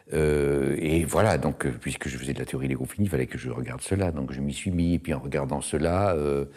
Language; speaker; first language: French; native; French